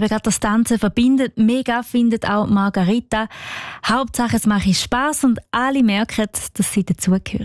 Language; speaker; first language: German; native; German